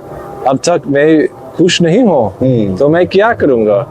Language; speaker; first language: Hindi; non-native, learner; English